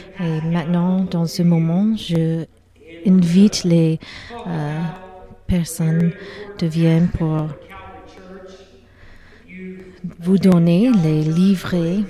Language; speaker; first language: French; non-native, learner; English